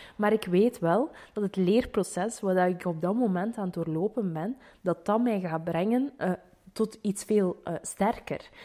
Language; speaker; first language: Dutch; native; Dutch